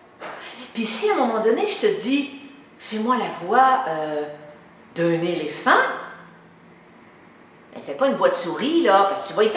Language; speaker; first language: French; native; French